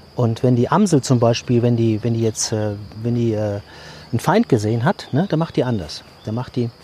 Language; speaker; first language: German; native; German